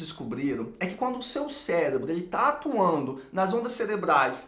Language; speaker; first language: Portuguese; native; Portuguese